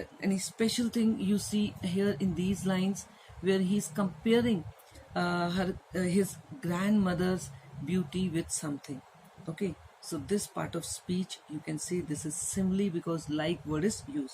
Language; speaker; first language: English; non-native, local second language; Hindi